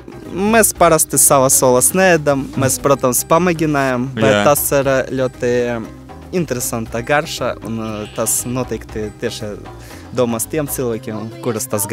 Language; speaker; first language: Latvian; non-native, local second language; Russian